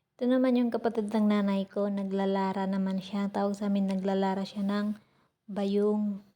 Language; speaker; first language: Filipino; non-native, local second language; Waray